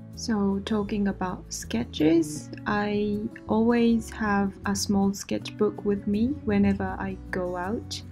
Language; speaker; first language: English; non-native, fluent; Japanese